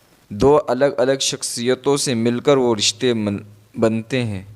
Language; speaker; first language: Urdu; non-native, local second language; Gujarati